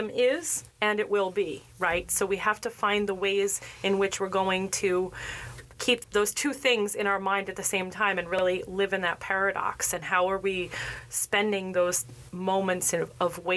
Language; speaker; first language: English; native; English